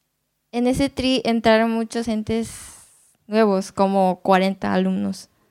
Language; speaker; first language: Spanish; non-native, learner; Japanese